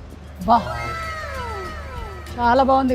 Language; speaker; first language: Telugu; native; Telugu